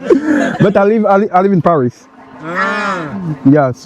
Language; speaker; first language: English; non-native, learner; French